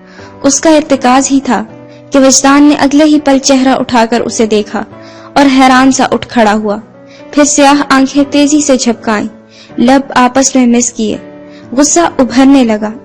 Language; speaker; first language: Urdu; native; Urdu